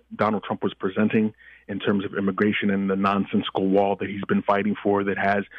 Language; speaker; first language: English; early bilingual, other home language; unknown